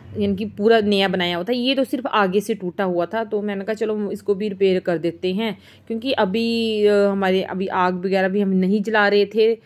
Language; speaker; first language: Hindi; non-native, local second language; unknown